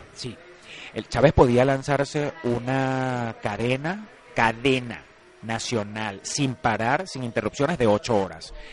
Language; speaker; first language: Spanish; native; Spanish